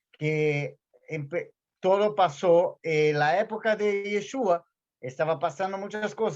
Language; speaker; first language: Spanish; non-native, fluent; Portuguese